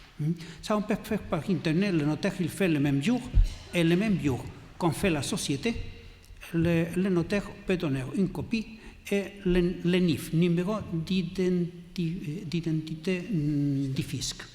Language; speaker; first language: French; non-native, learner; Catalan